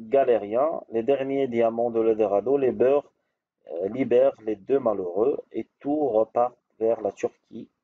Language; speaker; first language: French; non-native, local second language; Arabic